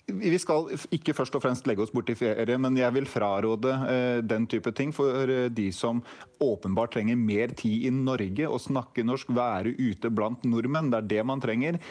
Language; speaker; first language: Norwegian; native; Norwegian